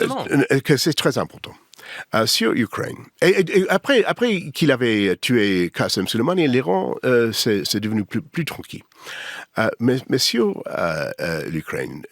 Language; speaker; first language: French; non-native, learner; English